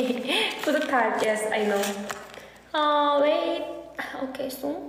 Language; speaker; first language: English; non-native, learner; Korean